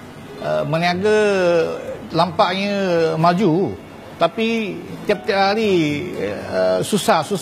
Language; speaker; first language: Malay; non-native, local second language; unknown